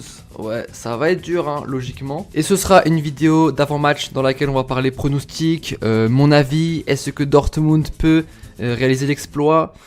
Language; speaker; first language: French; native; French